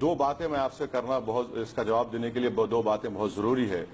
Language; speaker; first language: Urdu; native; Urdu